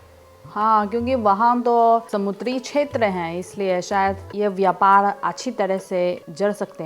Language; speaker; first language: Hindi; non-native, fluent; Chinese